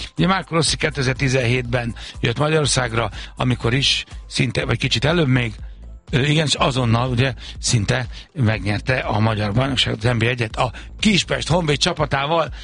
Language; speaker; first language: Hungarian; native; Hungarian